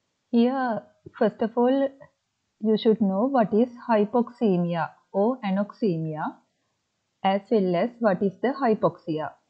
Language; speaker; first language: English; non-native, local second language; Sinhala